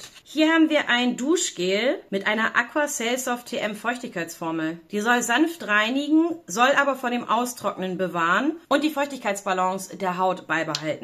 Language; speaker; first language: German; native; German